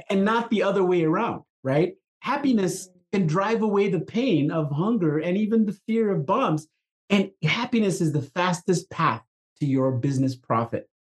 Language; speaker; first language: English; non-native, local second language; Igbo